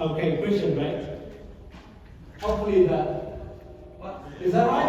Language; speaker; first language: English; non-native, learner; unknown